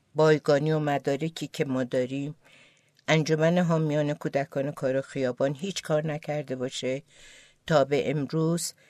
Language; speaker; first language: Persian; non-native, local second language; Azerbaijani